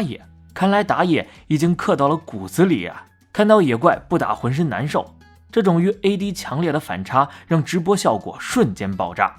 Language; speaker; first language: Chinese; native; Chinese